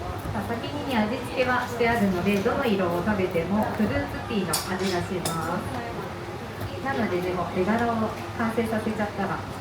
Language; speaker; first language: Japanese; native; Japanese